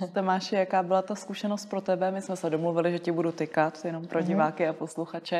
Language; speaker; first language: Czech; native; Czech